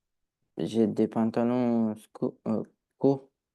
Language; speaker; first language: French; non-native, learner; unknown